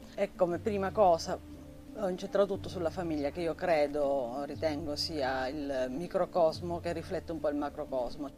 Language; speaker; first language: Italian; native; Italian